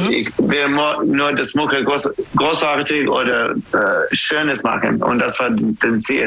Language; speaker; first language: German; non-native, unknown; English